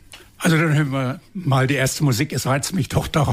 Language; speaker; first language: German; native; German